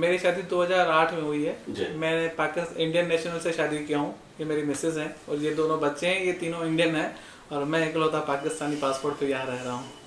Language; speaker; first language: Urdu; non-native, local second language; Sindhi